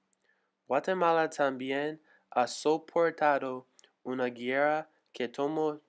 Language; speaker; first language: Spanish; non-native, learner; English